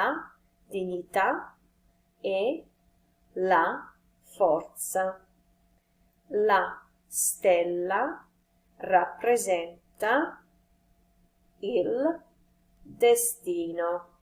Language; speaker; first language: Italian; non-native, fluent; English